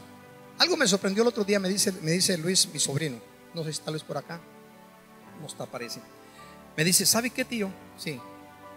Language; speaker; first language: Spanish; native; Spanish